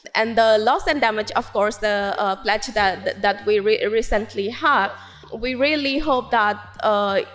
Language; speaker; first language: English; non-native, local second language; Kok Borok